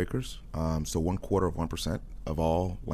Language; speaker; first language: English; native; English